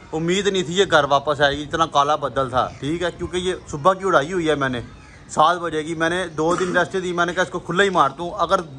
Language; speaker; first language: Urdu; non-native, local second language; Punjabi